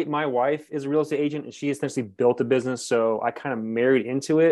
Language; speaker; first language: English; native; English